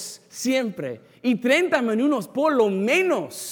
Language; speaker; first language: Spanish; non-native, fluent; English